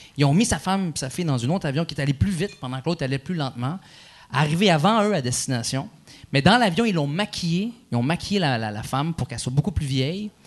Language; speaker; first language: French; early bilingual, other home language; Arabic